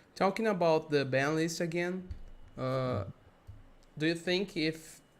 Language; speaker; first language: English; non-native, learner; Portuguese